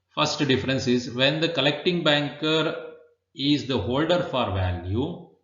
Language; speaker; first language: English; non-native, local second language; Kannada